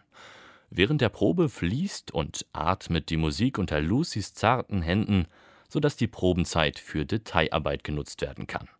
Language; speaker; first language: German; native; German